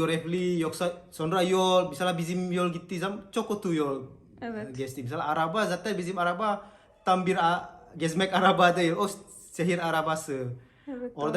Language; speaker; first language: Turkish; non-native, learner; Indonesian